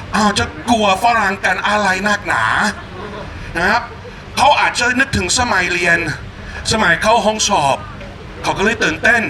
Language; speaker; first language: Thai; non-native, fluent; English